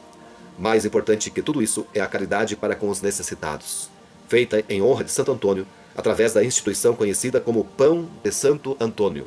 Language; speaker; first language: Portuguese; native; Portuguese